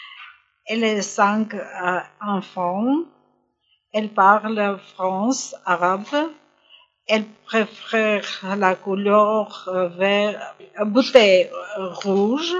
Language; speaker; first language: French; non-native, learner; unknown